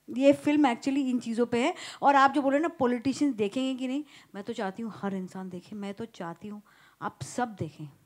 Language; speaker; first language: Hindi; native; Hindi